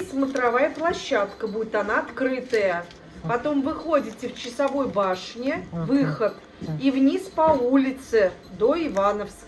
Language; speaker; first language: Russian; native; Russian